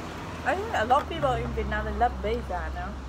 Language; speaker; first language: English; non-native, learner; Vietnamese